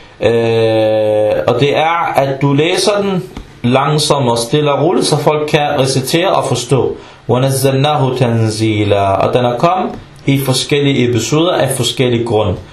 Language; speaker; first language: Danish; early bilingual, other home language; Arabic